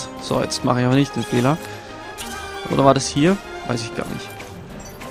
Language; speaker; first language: German; native; German